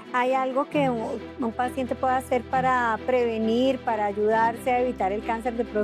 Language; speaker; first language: Spanish; native; Spanish